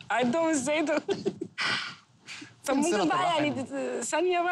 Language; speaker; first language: Arabic; native; Arabic